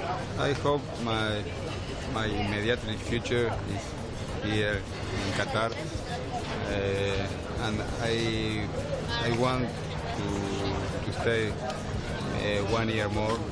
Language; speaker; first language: English; non-native, learner; Spanish